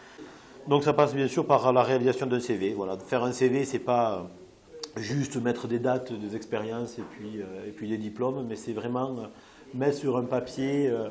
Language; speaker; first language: French; native; French